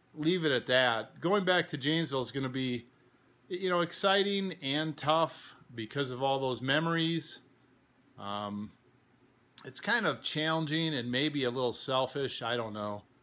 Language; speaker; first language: English; native; English